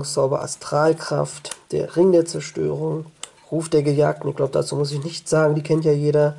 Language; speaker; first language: German; native; German